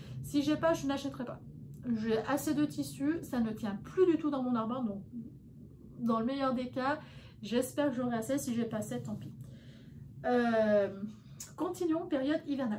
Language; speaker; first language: French; native; French